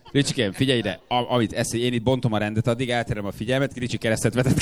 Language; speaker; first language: Hungarian; native; Hungarian